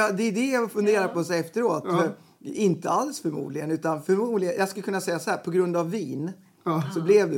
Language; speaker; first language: Swedish; native; Swedish